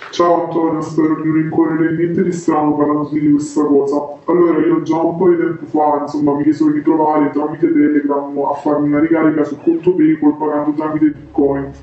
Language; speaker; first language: Italian; native; Italian